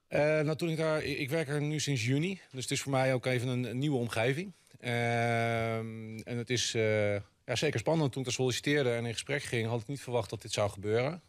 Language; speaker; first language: Dutch; native; Dutch